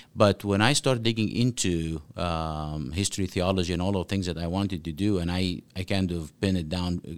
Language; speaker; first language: English; non-native, fluent; Arabic